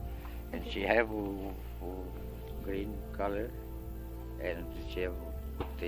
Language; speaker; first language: English; non-native, learner; Romanian